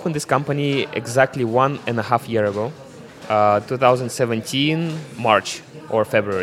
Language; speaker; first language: English; non-native, fluent; Russian